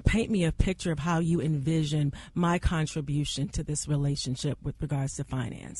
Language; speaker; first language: English; native; English